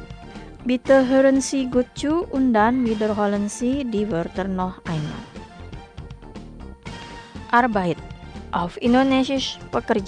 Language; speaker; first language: German; non-native, fluent; Indonesian